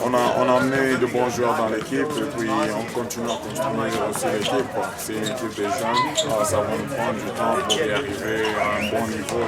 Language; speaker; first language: French; non-native, local second language; Swahili